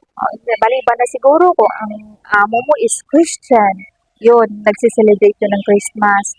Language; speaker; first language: Filipino; native; Filipino